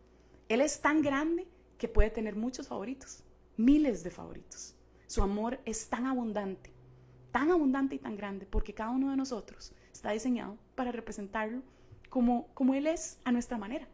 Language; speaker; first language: Spanish; native; Spanish